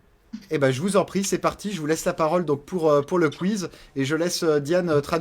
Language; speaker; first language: French; native; French